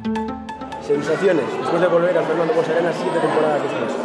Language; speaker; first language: Spanish; native; Spanish